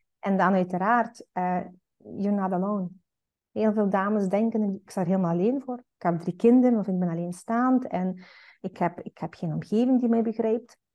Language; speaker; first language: Dutch; non-native, fluent; Russian